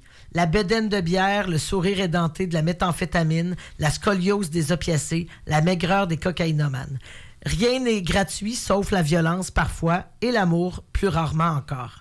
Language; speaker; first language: French; native; French